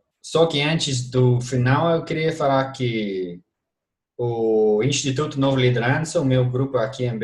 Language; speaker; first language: Portuguese; non-native, fluent; English